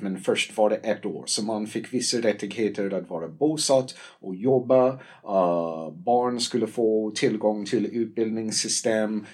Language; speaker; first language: Swedish; non-native, fluent; English